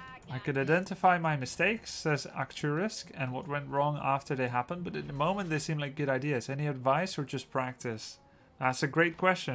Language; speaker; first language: English; non-native, fluent; Dutch